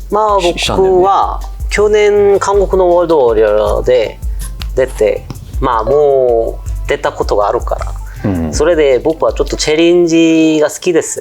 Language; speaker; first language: Japanese; non-native, fluent; Korean